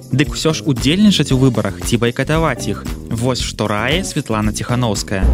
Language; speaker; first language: Belarusian; native; Belarusian